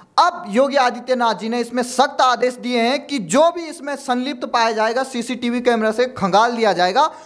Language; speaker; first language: Hindi; native; Hindi